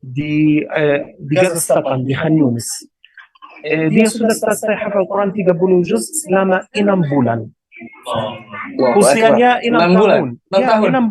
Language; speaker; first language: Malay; non-native, learner; Arabic